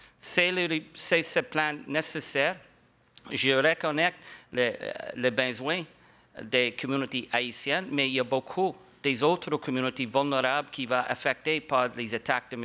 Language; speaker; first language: French; non-native, local second language; English